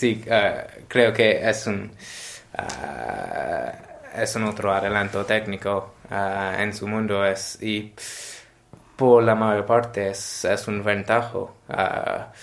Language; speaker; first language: Spanish; non-native, learner; English